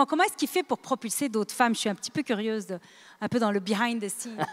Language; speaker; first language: French; native; French